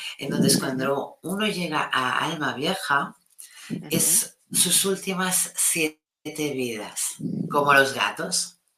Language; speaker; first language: Spanish; non-native, local second language; Catalan